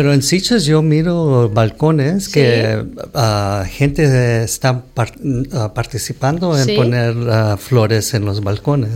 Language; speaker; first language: Spanish; early bilingual, heritage; Spanish